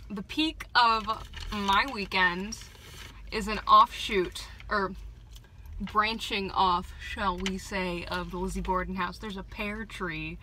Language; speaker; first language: English; native; English